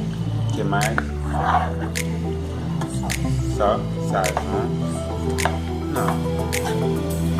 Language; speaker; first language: Portuguese; non-native, learner; Haitian Creole